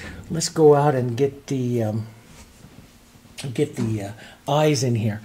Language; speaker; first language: English; native; English